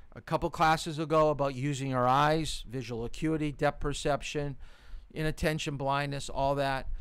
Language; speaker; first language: English; native; English